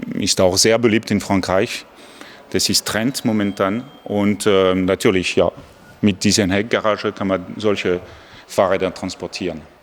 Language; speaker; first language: German; non-native, fluent; French